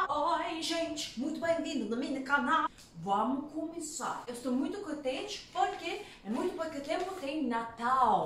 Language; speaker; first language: Portuguese; non-native, learner; Danish